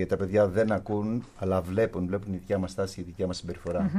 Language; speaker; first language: Greek; native; Greek